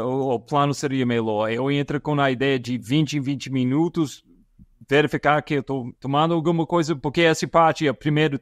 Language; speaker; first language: Portuguese; non-native, fluent; English